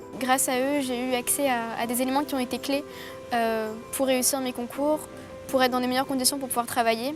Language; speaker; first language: French; native; French